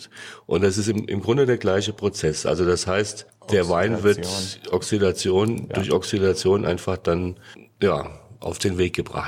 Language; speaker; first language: German; native; German